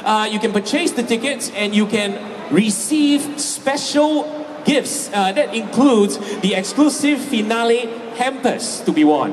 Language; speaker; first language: English; non-native, local second language; Chinese